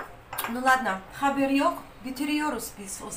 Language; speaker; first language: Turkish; non-native, learner; Russian